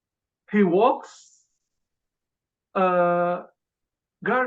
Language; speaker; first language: English; non-native, learner; Indonesian